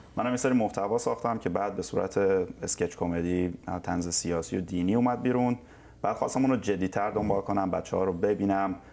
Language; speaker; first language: Persian; native; Persian